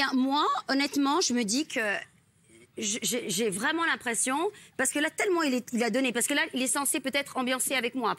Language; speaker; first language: French; non-native, fluent; English